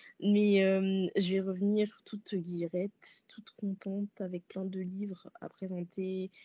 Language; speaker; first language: French; early bilingual, other home language; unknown